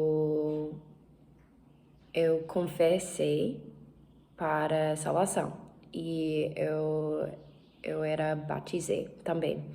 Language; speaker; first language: Portuguese; non-native, learner; English